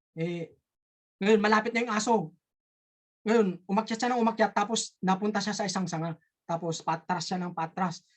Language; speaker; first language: Filipino; native; Filipino